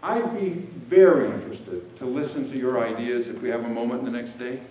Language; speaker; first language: English; native; English